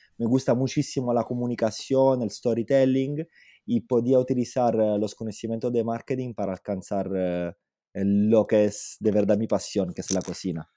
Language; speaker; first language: Spanish; non-native, fluent; Italian